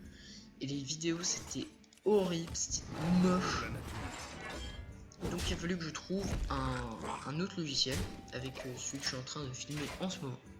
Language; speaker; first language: French; native; French